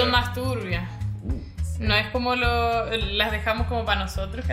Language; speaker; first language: Spanish; native; Spanish